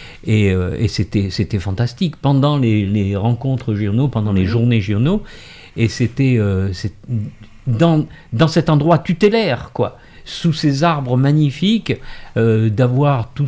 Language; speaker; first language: French; native; French